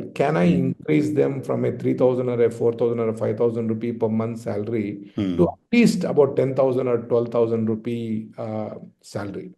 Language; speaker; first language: English; non-native, local second language; Telugu